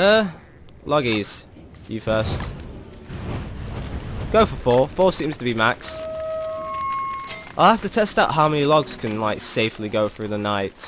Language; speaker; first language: English; native; English